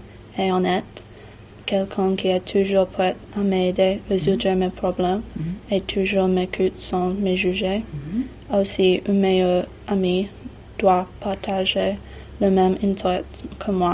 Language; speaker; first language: French; non-native, learner; English